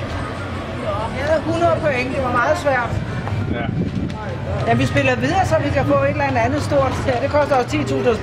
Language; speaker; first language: Danish; native; Danish